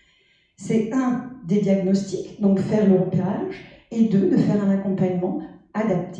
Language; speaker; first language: French; native; French